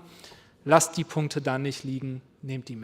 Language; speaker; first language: German; native; German